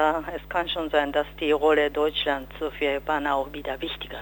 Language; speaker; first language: German; non-native, fluent; Japanese